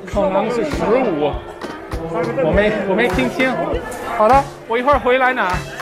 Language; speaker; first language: Chinese; non-native, fluent; English